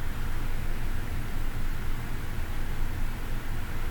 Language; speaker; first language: English; native; English